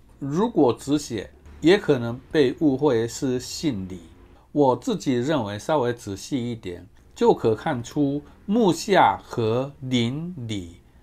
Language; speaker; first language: Chinese; non-native, fluent; Japanese